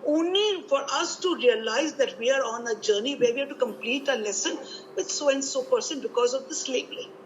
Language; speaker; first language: English; non-native, local second language; Punjabi